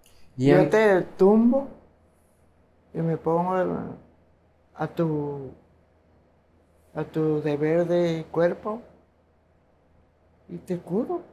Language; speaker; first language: Spanish; non-native, local second language; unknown